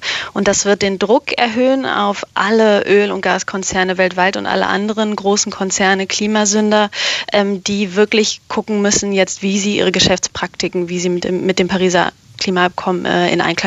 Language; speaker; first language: German; native; German